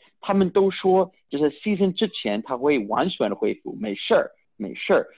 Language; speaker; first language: Chinese; early bilingual, heritage; Chinese